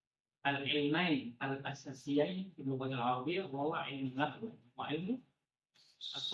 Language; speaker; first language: Arabic; non-native, fluent; Malay